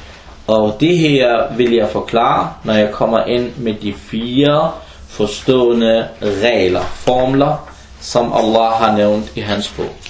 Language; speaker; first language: Danish; early bilingual, other home language; Arabic